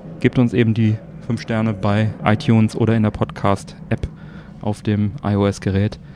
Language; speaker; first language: German; native; German